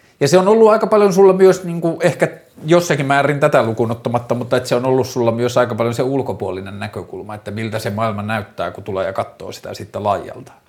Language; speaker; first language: Finnish; native; Finnish